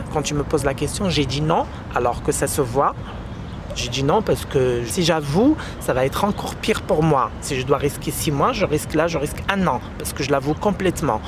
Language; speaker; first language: French; non-native, local second language; Arabic